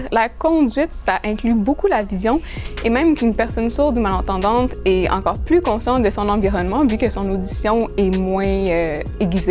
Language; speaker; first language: French; native; French